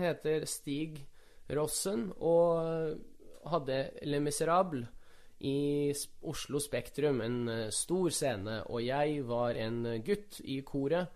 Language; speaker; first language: Norwegian; early bilingual, other home language; Russian